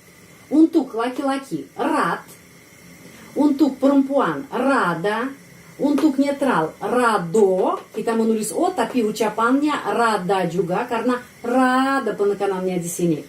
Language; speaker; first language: Indonesian; non-native, fluent; Russian